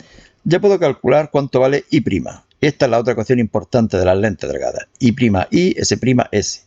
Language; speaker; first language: Spanish; native; Spanish